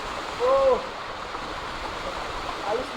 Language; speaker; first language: Filipino; non-native, local second language; Cebuano